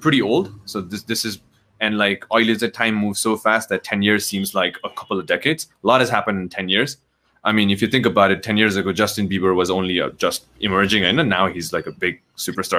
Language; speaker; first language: English; non-native, local second language; Nepali